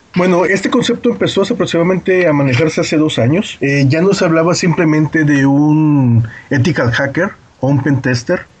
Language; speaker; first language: Spanish; native; Spanish